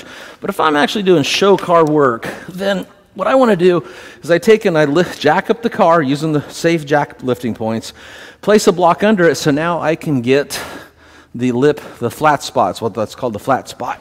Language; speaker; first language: English; native; English